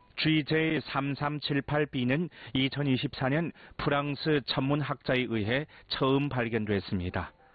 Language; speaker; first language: Korean; native; Korean